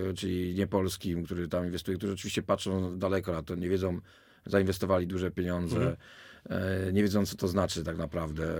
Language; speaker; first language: Polish; native; Polish